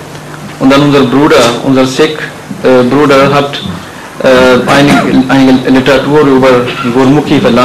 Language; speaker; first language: German; non-native, fluent; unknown